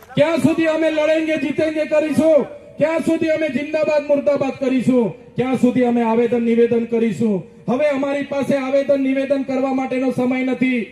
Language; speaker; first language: Gujarati; non-native, local second language; Vasavi